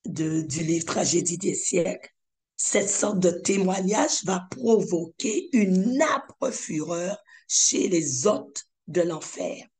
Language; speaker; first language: French; native; French